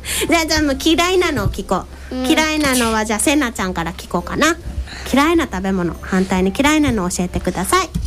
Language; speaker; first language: Japanese; native; Japanese